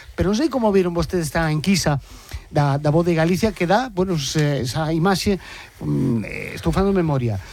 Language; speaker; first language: Galician; non-native, local second language; Spanish